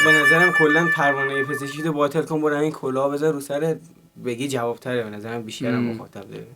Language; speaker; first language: Persian; native; Persian